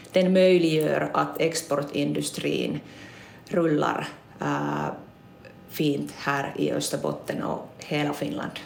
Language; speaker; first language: Swedish; non-native, local second language; Finnish